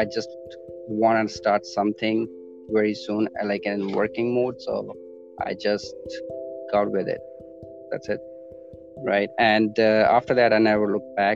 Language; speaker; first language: English; non-native, local second language; Punjabi